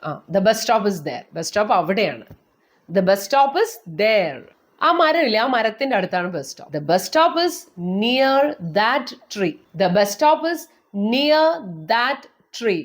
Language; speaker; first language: English; non-native, local second language; Malayalam